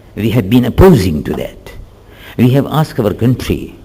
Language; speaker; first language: English; non-native, local second language; Urdu